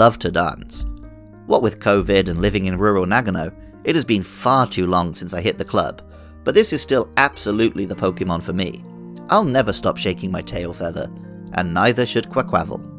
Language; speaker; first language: English; native; English